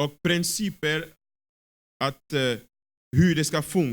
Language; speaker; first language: Swedish; non-native, fluent; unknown